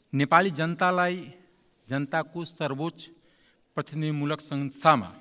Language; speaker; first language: Nepali; non-native, local second language; Maithili